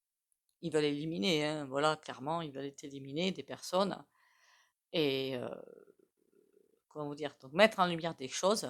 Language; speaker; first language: French; native; French